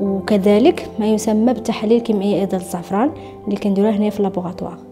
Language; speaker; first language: Arabic; native; Arabic